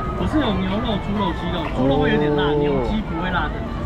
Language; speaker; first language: Chinese; non-native, learner; Korean